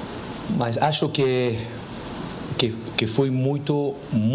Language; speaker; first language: Portuguese; non-native, fluent; Spanish